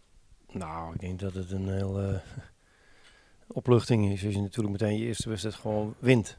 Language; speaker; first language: Dutch; native; Dutch